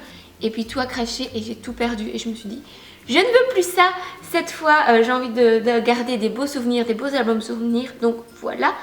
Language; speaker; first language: French; native; French